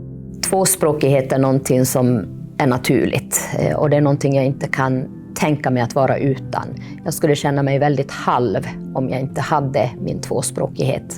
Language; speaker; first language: Swedish; early bilingual, other home language; Finnish